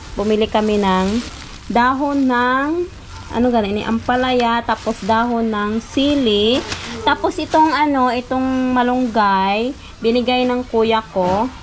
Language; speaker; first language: Filipino; non-native, local second language; Hiligaynon